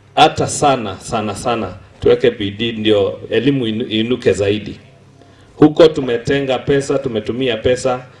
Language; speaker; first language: Swahili; non-native, local second language; Kikuyu